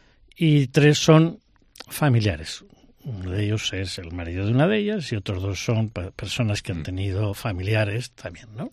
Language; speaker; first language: Spanish; native; Spanish